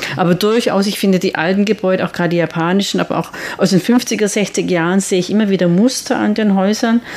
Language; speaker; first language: German; native; German